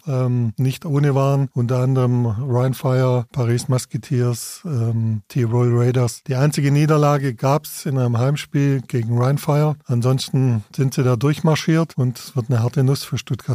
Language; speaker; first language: German; native; German